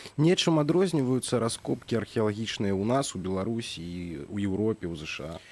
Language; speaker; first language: Belarusian; native; Belarusian